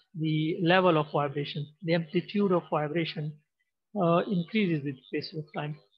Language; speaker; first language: English; non-native, local second language; Pashto